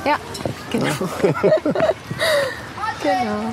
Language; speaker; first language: German; non-native, fluent; English